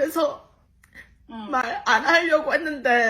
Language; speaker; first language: Korean; early bilingual, heritage; Korean